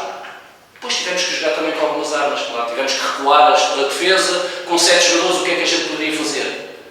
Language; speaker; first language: Portuguese; native; Portuguese